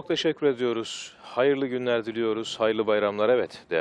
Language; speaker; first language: Turkish; native; Turkish